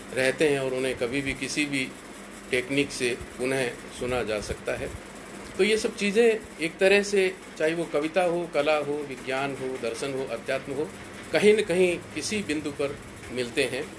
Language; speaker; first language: Hindi; native; Hindi